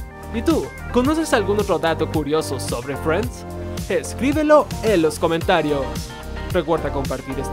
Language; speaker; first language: Spanish; native; Spanish